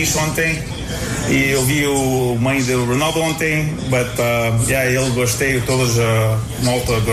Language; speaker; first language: Portuguese; early bilingual, heritage; English